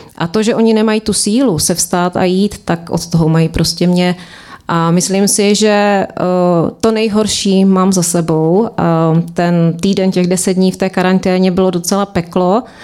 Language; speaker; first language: Czech; native; Czech